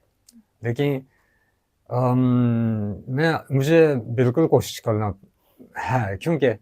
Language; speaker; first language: Hindi; non-native, learner; Japanese